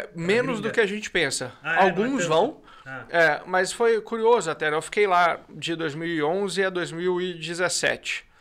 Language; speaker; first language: Portuguese; native; Portuguese